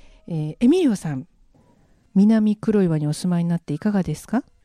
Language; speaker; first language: Japanese; native; Japanese